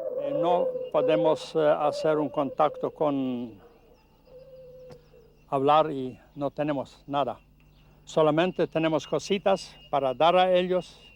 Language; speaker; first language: Spanish; non-native, learner; Plautdietsch